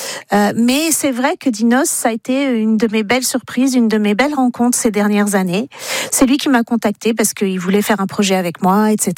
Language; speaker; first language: French; native; French